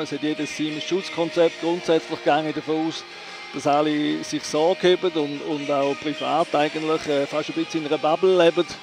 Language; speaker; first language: German; native; German